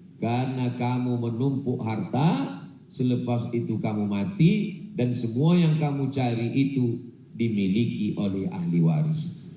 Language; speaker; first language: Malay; non-native, local second language; Minangkabau